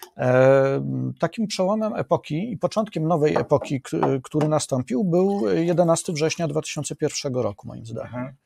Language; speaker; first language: Polish; native; Polish